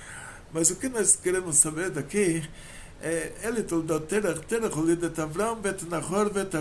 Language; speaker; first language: Portuguese; native; Portuguese